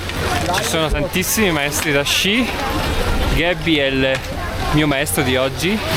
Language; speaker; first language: Italian; native; Italian